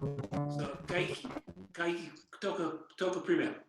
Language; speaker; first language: Portuguese; non-native, learner; English